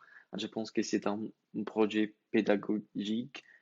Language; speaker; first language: French; non-native, learner; Spanish